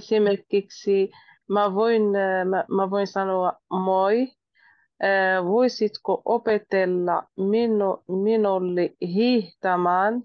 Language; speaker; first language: Finnish; non-native, learner; Spanish